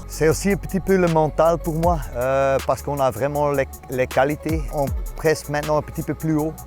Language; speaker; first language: French; non-native, local second language; Dutch